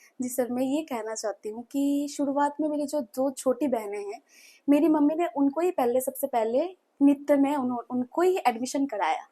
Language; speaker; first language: Hindi; non-native, local second language; Bangla